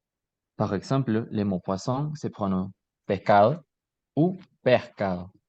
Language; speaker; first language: French; non-native, learner; Spanish